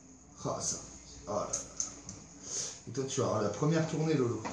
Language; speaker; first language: French; native; French